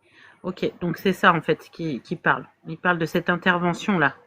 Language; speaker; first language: French; native; French